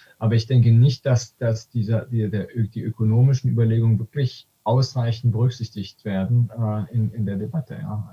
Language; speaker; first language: German; native; German